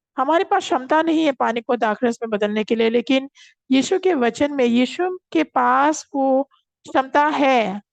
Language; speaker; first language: Hindi; non-native, fluent; Korean